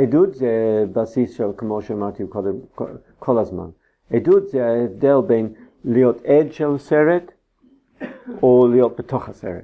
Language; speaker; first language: Hebrew; non-native, fluent; English